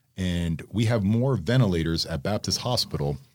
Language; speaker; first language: English; native; English